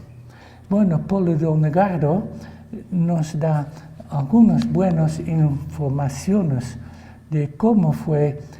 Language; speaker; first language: Spanish; non-native, fluent; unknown